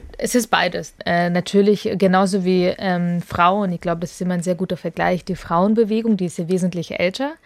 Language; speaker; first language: German; early bilingual, other home language; Russian